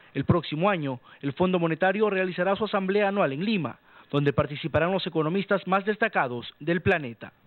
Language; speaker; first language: Spanish; native; Spanish